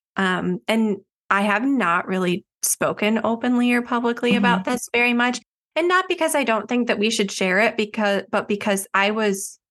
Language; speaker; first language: English; native; English